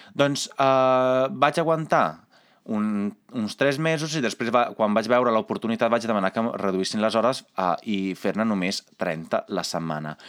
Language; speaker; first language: Catalan; non-native, fluent; Italian